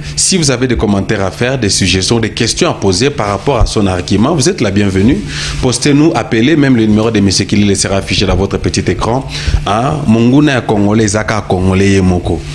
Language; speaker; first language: French; non-native, local second language; Lingala